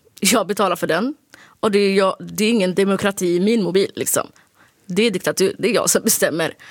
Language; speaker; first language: Swedish; early bilingual, other home language; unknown